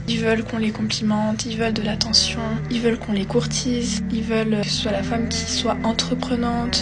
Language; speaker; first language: French; native; French